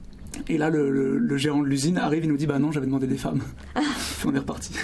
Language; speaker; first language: French; native; French